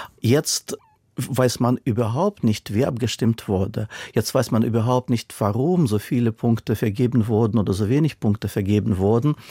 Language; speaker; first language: German; non-native, fluent; Russian